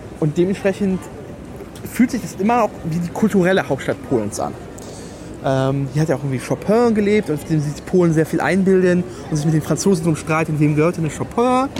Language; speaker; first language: German; early bilingual, other home language; Polish